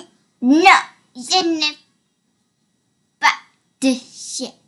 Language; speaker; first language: French; non-native, learner; English